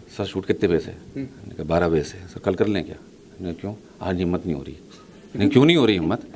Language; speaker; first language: Hindi; native; Hindi